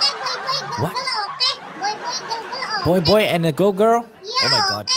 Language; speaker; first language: English; non-native, learner; Chinese